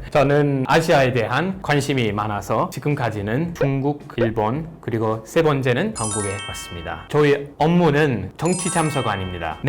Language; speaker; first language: Korean; non-native, fluent; English